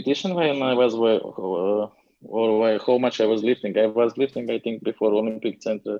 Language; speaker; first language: English; non-native, learner; Latvian